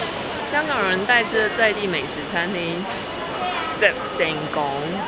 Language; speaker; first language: Chinese; native; Chinese